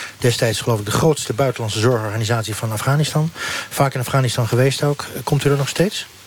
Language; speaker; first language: Dutch; native; Dutch